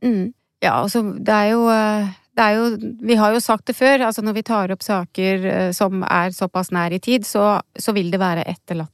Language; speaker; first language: Norwegian; native; Norwegian